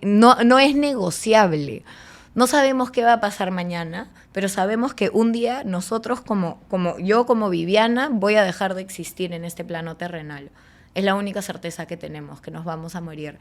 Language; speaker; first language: Spanish; native; Spanish